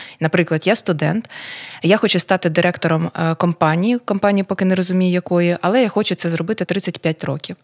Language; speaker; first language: Ukrainian; non-native, local second language; Russian